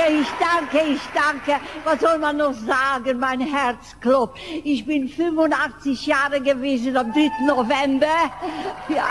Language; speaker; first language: German; non-native, fluent; Hungarian